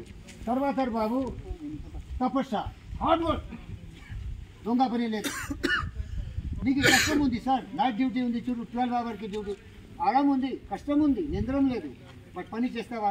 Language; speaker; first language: Telugu; non-native, learner; Hindi